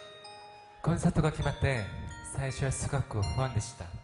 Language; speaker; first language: Japanese; non-native, learner; Korean